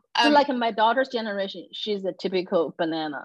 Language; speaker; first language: English; non-native, fluent; Chinese